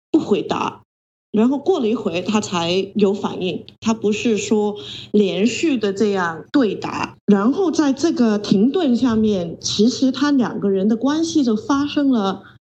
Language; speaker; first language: Chinese; non-native, local second language; Cantonese